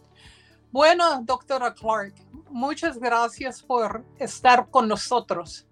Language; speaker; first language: Spanish; early bilingual, heritage; Spanish